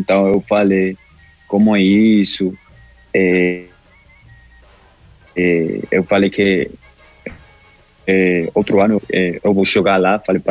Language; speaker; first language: Portuguese; non-native, local second language; Spanish